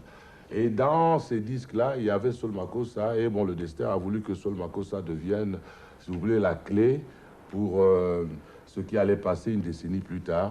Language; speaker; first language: French; non-native, local second language; Duala